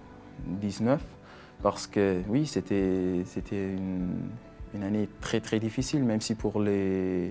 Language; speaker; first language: French; non-native, fluent; Swiss German